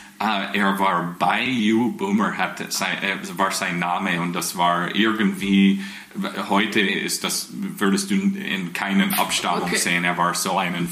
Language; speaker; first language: German; non-native, fluent; English